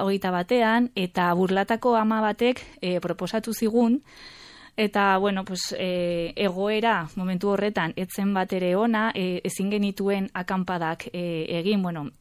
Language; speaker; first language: Basque; non-native, local second language; Spanish